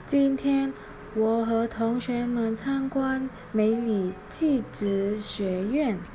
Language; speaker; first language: Chinese; non-native, local second language; Malay